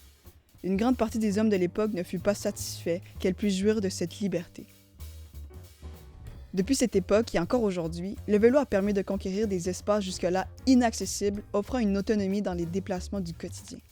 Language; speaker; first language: French; native; French